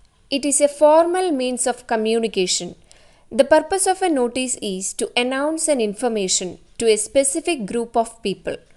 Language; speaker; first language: English; non-native, local second language; Malayalam